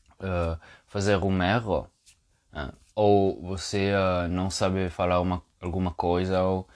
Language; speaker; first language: Portuguese; non-native, fluent; Italian